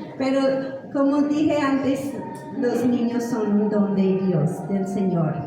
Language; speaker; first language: Spanish; non-native, fluent; English